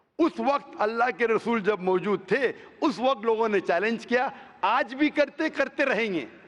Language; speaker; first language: Hindi; non-native, local second language; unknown